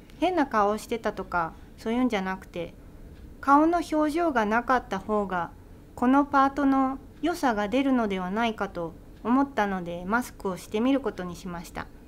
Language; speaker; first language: Japanese; native; Japanese